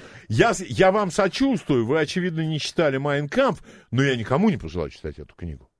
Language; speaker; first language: Russian; native; Russian